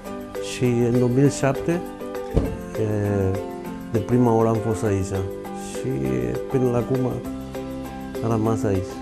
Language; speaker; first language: Romanian; non-native, learner; Spanish